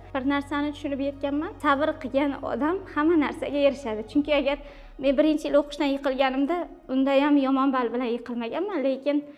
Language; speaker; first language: Uzbek; native; Uzbek